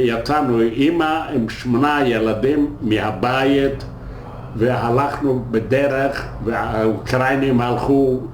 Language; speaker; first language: Hebrew; non-native, fluent; Yiddish